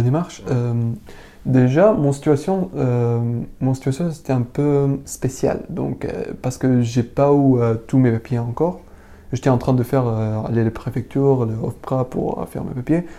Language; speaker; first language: French; non-native, learner; Arabic